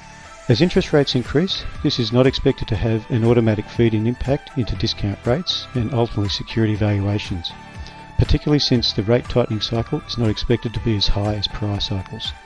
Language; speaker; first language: English; native; English